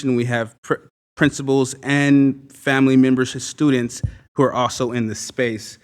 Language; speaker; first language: English; native; English